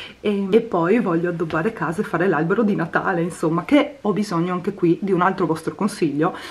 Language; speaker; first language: Italian; native; Italian